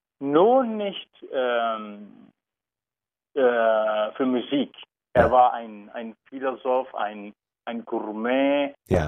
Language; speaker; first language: German; non-native, learner; Turkish